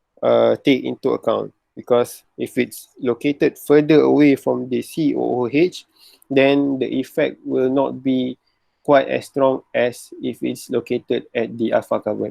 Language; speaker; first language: English; non-native, local second language; Malay